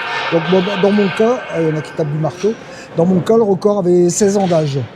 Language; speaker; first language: French; native; French